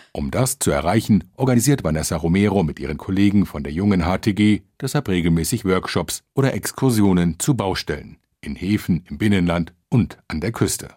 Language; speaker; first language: German; native; German